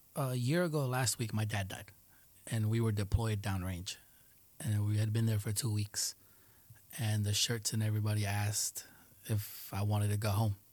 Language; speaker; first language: English; early bilingual, other home language; Spanish